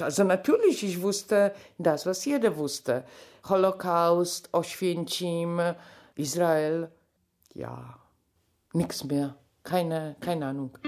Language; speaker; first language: German; non-native, fluent; Polish